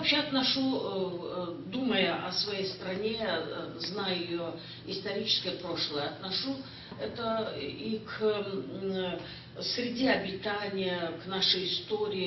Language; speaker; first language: Russian; non-native, local second language; Kyrgyz